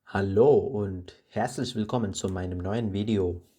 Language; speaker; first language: German; non-native, fluent; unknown